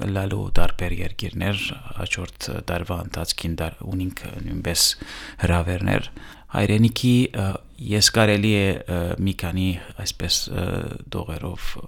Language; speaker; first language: Armenian; early bilingual, heritage; Armenian